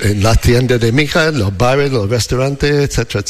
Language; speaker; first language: Spanish; non-native, learner; English